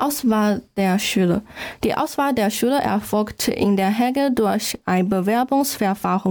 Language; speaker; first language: German; non-native, learner; Chinese